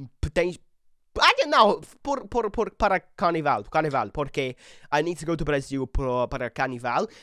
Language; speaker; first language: Portuguese; non-native, learner; English